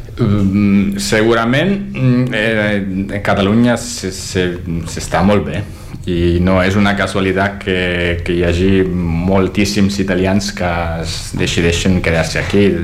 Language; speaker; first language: Catalan; non-native, fluent; Italian